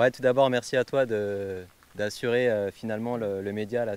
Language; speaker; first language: French; native; French